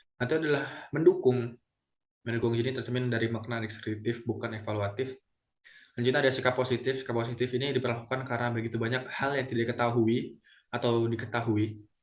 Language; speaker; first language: Indonesian; native; Indonesian